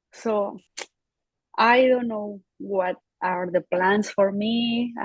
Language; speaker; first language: English; non-native, learner; Spanish